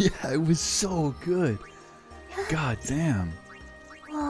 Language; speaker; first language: English; native; English